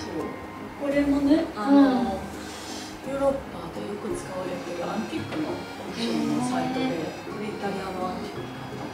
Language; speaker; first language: Japanese; non-native, fluent; Chinese